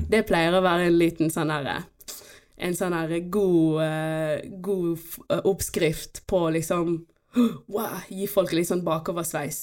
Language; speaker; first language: Norwegian; early bilingual, other home language; Portuguese